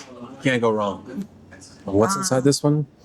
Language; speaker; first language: English; native; English